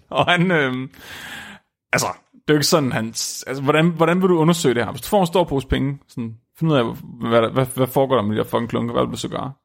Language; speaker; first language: Danish; native; Danish